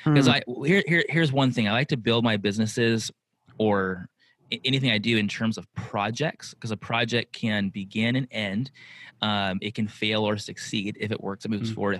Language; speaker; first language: English; native; English